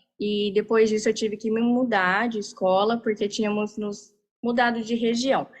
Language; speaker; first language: Portuguese; early bilingual, heritage; Portuguese